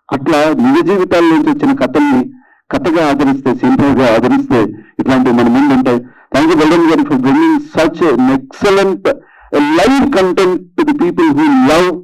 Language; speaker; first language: Telugu; native; Telugu